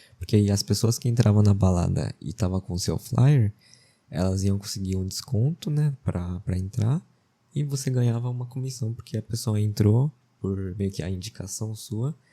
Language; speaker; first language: Portuguese; early bilingual, other home language; Japanese